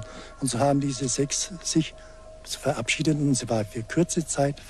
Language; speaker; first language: German; native; German